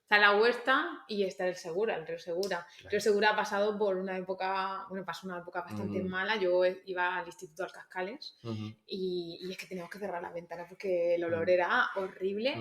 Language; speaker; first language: Spanish; native; Spanish